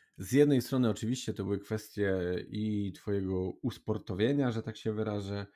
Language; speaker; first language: Polish; native; Polish